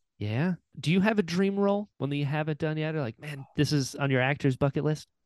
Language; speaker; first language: English; native; English